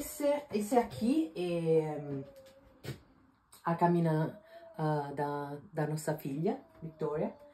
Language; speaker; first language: Portuguese; non-native, fluent; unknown